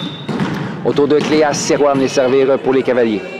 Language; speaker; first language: French; native; French